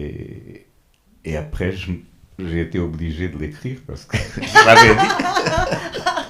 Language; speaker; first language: French; non-native, fluent; Portuguese